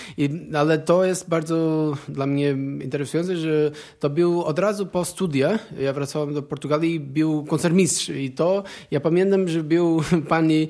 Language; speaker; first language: Polish; non-native, learner; Portuguese